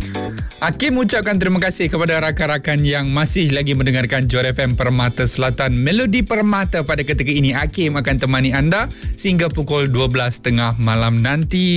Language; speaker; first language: Malay; native; Malay